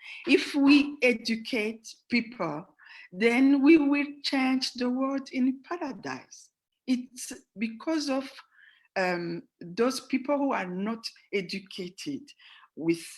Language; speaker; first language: English; non-native, fluent; Rundi